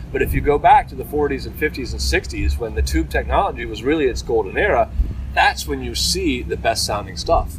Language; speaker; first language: English; early bilingual, other home language; Italian